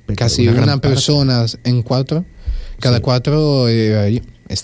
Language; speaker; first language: Spanish; non-native, fluent; Italian